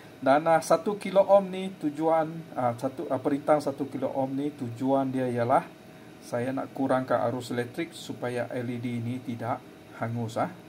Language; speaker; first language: Malay; non-native, local second language; Chinese